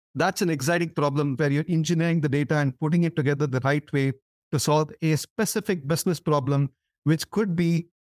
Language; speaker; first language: English; non-native, local second language; Tamil